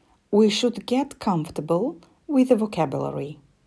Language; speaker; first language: English; non-native, fluent; Romanian